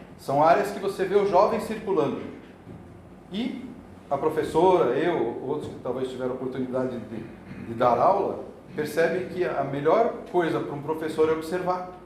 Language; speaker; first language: Portuguese; native; Portuguese